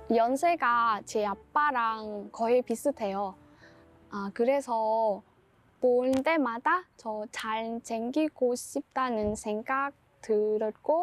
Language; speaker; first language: Korean; non-native, learner; Vietnamese